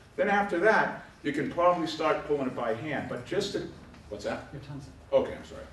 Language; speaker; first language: English; native; English